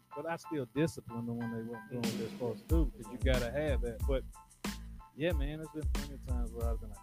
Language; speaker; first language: English; native; English